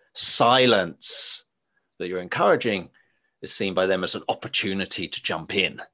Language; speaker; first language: English; native; English